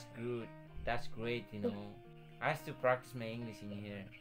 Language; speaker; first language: English; non-native, learner; Tetum